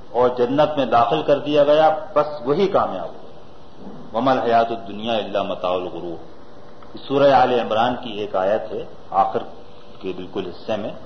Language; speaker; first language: Urdu; native; Urdu